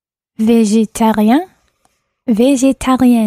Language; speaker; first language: French; non-native, learner; English